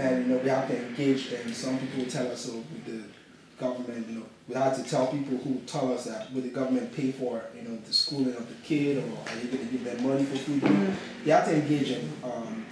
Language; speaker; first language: English; non-native, local second language; Yoruba